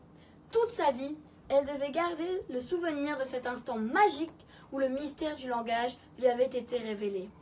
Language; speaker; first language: French; native; French